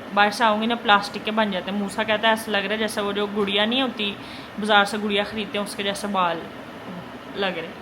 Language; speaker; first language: Urdu; native; Urdu